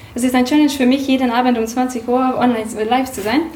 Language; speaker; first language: German; non-native, fluent; Hungarian